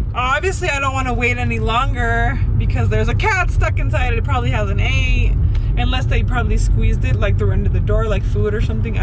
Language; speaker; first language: English; early bilingual, other home language; Spanish